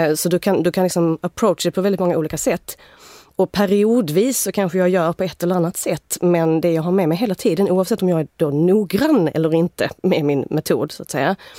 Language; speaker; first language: Swedish; native; Swedish